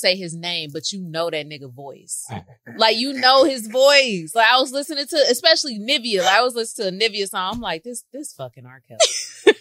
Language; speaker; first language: English; native; English